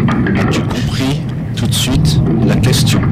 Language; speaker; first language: French; native; French